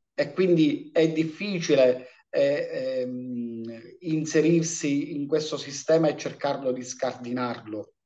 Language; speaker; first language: Italian; native; Italian